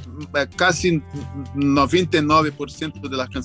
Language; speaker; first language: Spanish; non-native, learner; Portuguese